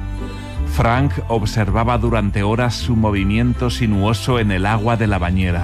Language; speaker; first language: Spanish; native; Spanish